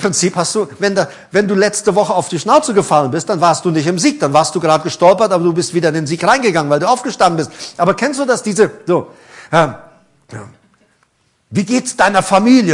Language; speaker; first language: German; native; German